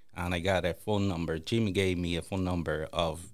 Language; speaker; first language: English; non-native, fluent; Spanish